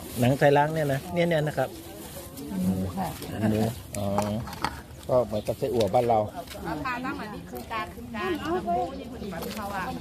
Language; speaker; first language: Thai; native; Thai